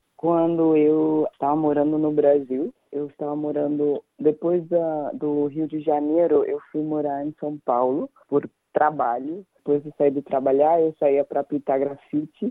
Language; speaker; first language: Portuguese; non-native, fluent; Danish